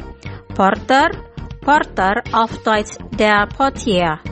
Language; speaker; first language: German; non-native, fluent; Indonesian